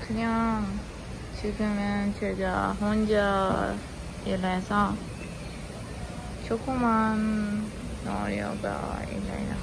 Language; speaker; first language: Korean; non-native, learner; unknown